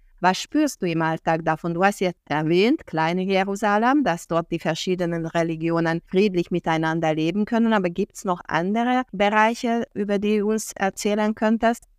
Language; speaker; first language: German; non-native, fluent; Hungarian